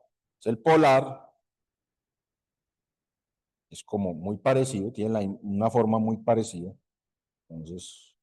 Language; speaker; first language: Spanish; native; Spanish